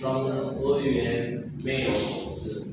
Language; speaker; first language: Chinese; non-native, learner; Indonesian